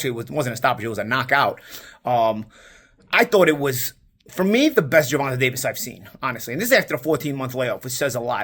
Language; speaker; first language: English; native; English